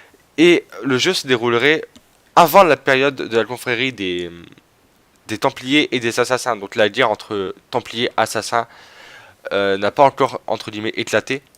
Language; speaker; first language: French; native; French